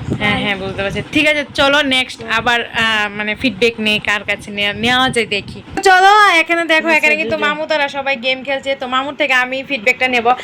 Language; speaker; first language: Bangla; native; Bangla